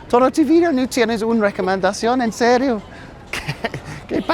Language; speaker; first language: Spanish; non-native, learner; English